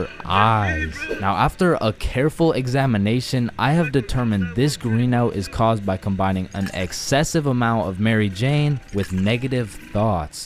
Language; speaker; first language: English; native; English